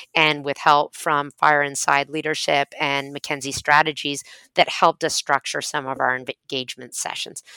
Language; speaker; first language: English; native; English